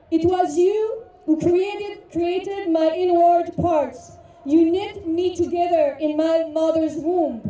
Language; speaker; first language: English; native; English